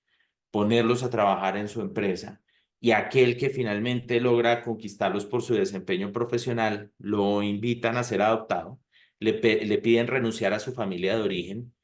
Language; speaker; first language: Spanish; native; Spanish